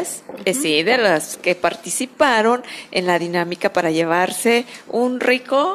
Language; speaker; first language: Spanish; native; Spanish